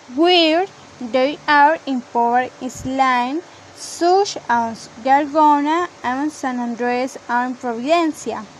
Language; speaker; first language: English; non-native, learner; Spanish